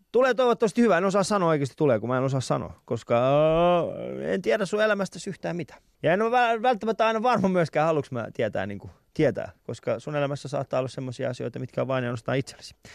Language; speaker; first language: Finnish; early bilingual, other home language; Persian